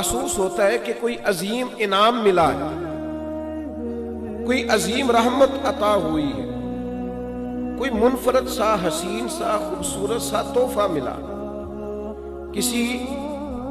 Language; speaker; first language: Urdu; native; Urdu